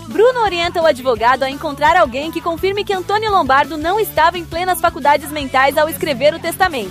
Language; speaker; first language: Portuguese; native; Portuguese